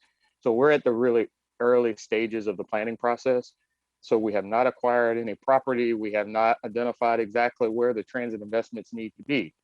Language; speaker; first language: English; native; English